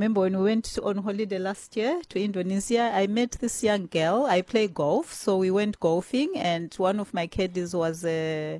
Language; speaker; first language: English; non-native, local second language; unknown